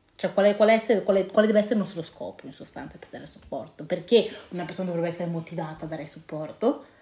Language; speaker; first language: Italian; early bilingual, other home language; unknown